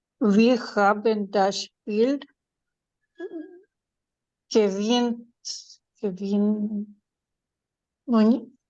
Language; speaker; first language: German; non-native, learner; Ukrainian